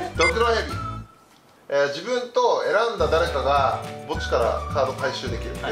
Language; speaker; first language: Japanese; native; Japanese